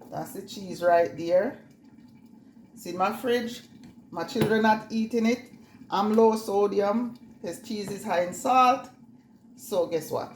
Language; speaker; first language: English; non-native, local second language; Jamaican Creole English